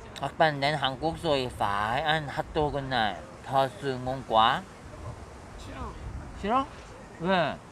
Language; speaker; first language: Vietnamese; non-native, learner; Korean